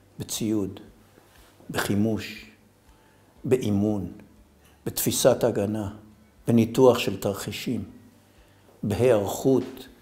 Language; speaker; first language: Hebrew; native; Hebrew